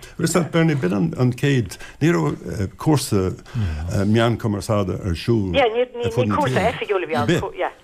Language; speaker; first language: Irish; non-native, local second language; English